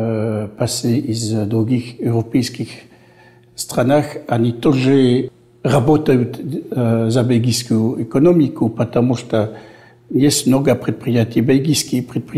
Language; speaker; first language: Russian; non-native, fluent; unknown